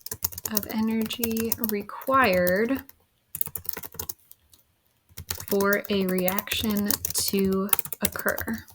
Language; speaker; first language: English; native; English